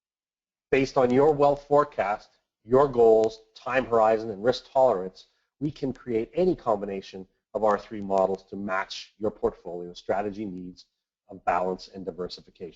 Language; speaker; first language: English; native; English